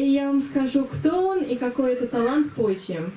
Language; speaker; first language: Russian; native; Russian